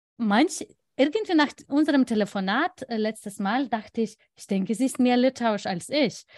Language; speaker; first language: German; non-native, fluent; Lithuanian